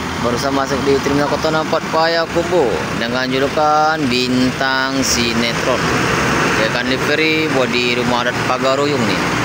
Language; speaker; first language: Malay; non-native, local second language; Minangkabau